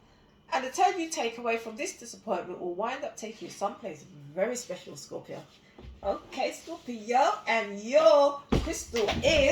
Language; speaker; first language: English; native; English